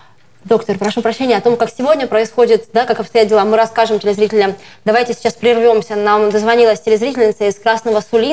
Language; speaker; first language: Russian; native; Russian